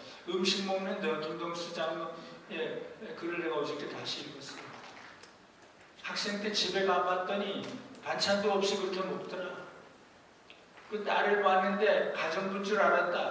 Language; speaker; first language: Korean; native; Korean